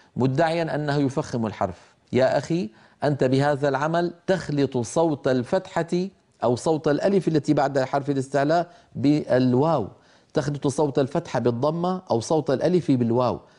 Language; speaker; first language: Arabic; native; Arabic